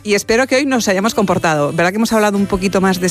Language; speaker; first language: Spanish; native; Spanish